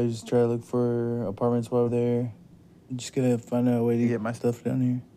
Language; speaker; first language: English; native; English